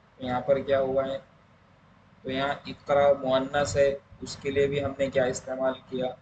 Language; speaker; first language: Urdu; native; Urdu